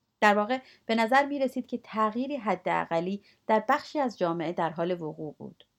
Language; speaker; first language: Persian; native; Persian